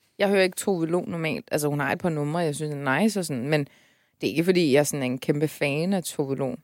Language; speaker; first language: Danish; early bilingual, other home language; Persian